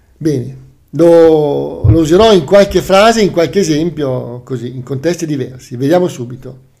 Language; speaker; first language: Italian; native; Italian